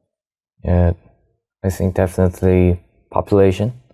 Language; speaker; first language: English; non-native, learner; Korean